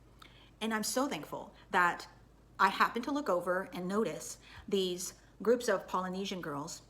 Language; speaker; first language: English; native; English